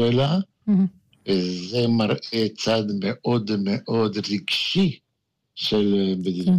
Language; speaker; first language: Hebrew; non-native, fluent; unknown